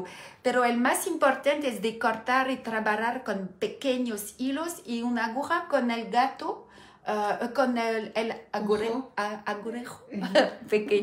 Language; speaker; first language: Spanish; non-native, learner; French